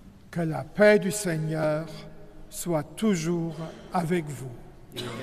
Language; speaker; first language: French; non-native, local second language; Luxembourgish